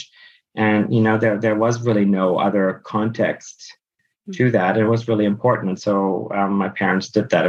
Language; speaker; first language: English; non-native, fluent; German